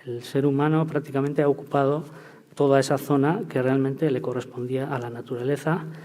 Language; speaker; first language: Spanish; native; Spanish